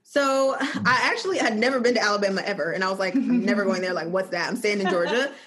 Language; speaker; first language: English; native; English